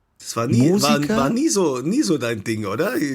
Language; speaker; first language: German; native; German